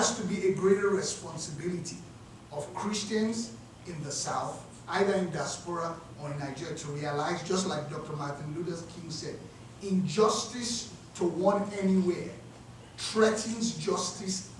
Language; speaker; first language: English; non-native, local second language; Yoruba